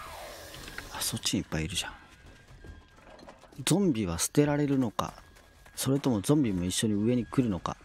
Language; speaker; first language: Japanese; native; Japanese